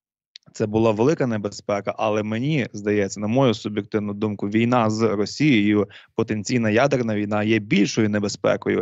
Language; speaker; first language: Ukrainian; native; Ukrainian